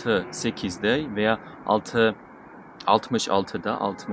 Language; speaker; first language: Turkish; non-native, fluent; Armenian